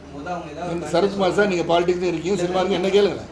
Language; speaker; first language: Tamil; native; Tamil